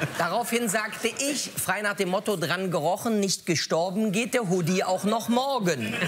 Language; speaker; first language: German; native; German